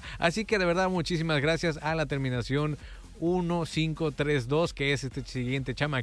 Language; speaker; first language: Spanish; native; Spanish